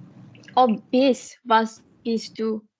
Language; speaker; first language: German; non-native, learner; Indonesian